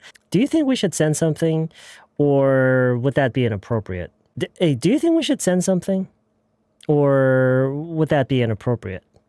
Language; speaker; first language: English; non-native, fluent; Korean